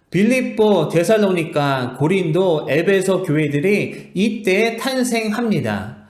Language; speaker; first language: Korean; native; Korean